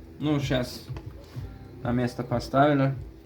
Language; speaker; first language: Russian; non-native, learner; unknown